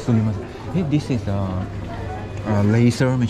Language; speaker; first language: English; non-native, learner; Thai